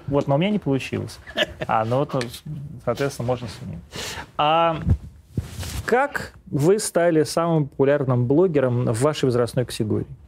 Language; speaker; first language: Russian; native; Russian